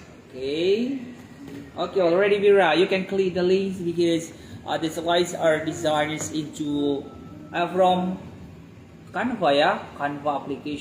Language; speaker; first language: English; non-native, fluent; Indonesian